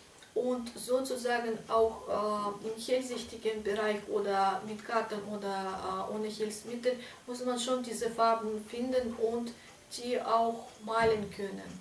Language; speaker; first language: German; non-native, fluent; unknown